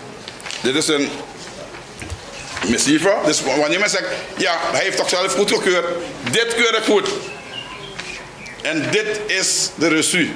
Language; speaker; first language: Dutch; non-native, local second language; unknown